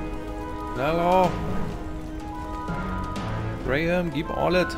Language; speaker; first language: German; native; German